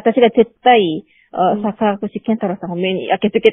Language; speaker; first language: Japanese; non-native, learner; Korean